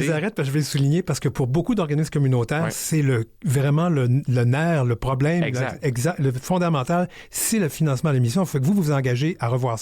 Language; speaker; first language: French; native; French